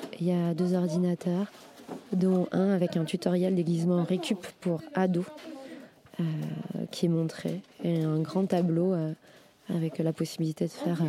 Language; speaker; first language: French; native; French